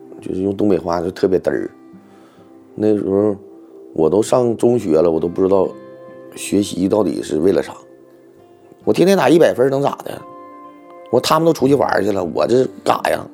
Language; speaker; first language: Chinese; native; Chinese